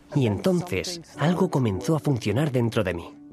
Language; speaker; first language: Spanish; non-native, fluent; German